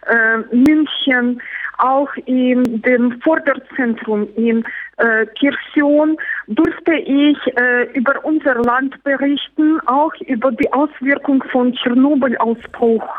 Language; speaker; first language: German; non-native, fluent; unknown